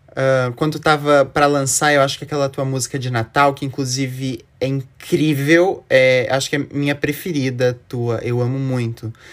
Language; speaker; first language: Portuguese; native; Portuguese